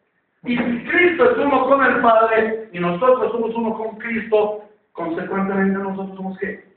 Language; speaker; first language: Spanish; native; Spanish